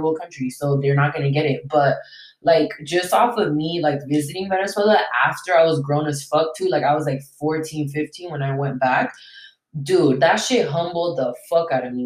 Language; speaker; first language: English; early bilingual, other home language; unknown